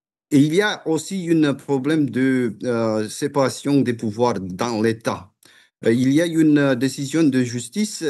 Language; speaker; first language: French; non-native, fluent; Romanian